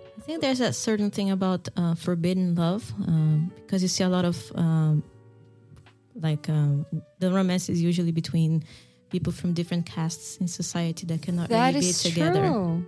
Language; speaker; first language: English; non-native, fluent; Portuguese